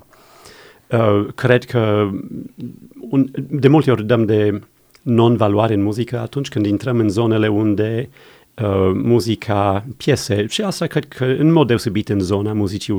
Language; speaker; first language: Romanian; non-native, fluent; English